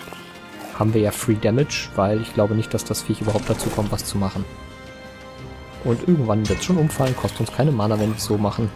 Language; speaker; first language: German; native; German